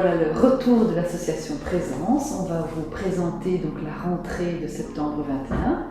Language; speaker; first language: French; native; French